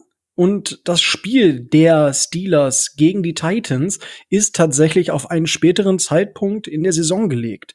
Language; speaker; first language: German; native; German